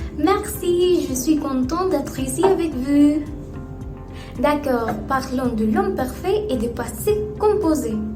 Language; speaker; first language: French; non-native, learner; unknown